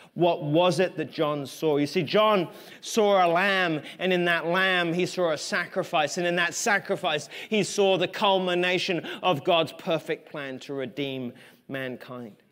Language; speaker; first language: English; native; English